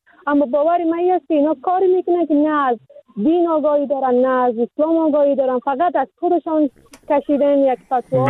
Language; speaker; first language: Persian; native; Persian